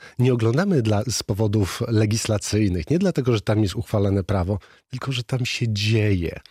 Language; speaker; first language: Polish; native; Polish